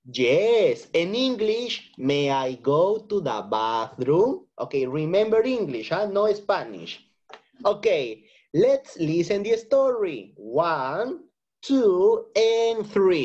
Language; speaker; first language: English; non-native, fluent; Spanish